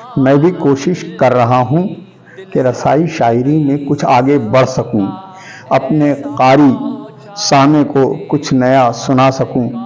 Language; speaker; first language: Urdu; native; Urdu